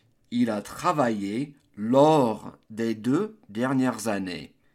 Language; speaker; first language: French; non-native, fluent; English